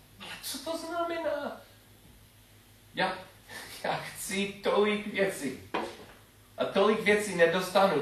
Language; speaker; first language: Czech; non-native, learner; English